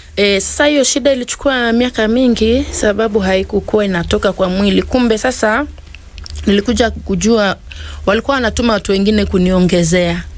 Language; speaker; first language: Swahili; non-native, local second language; Lingala